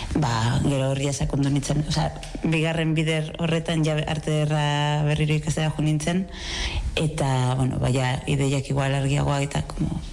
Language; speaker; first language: Basque; native; Basque